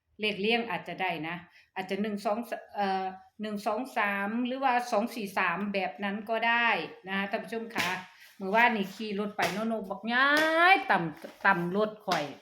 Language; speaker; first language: Thai; non-native, local second language; Northeastern Thai